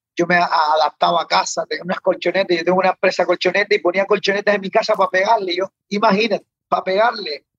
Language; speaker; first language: Spanish; native; Spanish